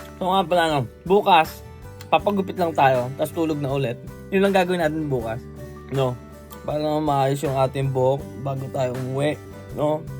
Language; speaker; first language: Filipino; native; Filipino